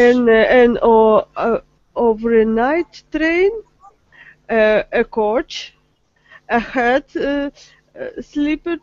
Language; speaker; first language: English; non-native, learner; Russian